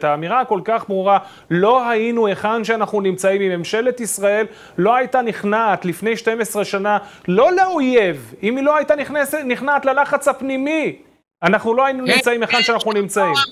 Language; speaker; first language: Hebrew; native; Hebrew